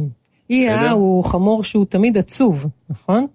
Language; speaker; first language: Hebrew; native; Hebrew